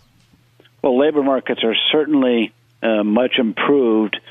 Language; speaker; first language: English; native; English